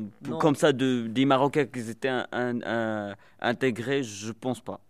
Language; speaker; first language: French; non-native, local second language; Arabic